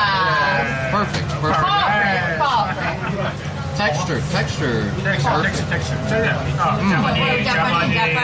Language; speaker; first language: Japanese; non-native, learner; English